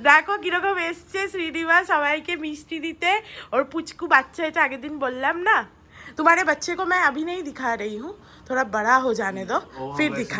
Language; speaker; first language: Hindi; non-native, local second language; Bangla